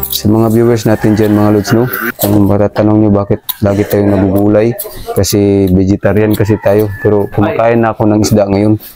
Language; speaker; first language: Filipino; non-native, local second language; Cebuano